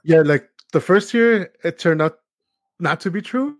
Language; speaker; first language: English; early bilingual, other home language; Spanish